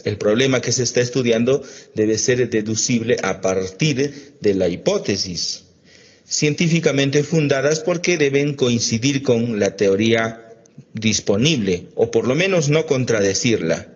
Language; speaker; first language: Spanish; native; Spanish